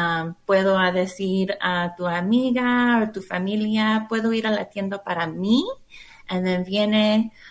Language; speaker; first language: Spanish; non-native, learner; English